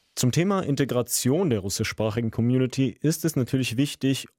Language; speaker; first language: German; early bilingual, other home language; Russian